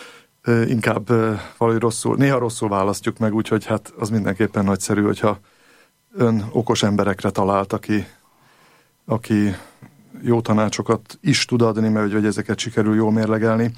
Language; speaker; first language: Hungarian; native; Hungarian